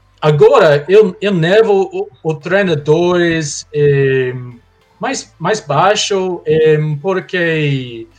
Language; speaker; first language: Portuguese; non-native, learner; English